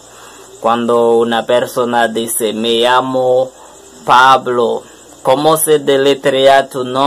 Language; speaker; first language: Spanish; non-native, learner; French